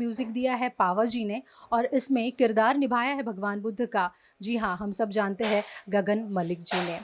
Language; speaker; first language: Hindi; native; Hindi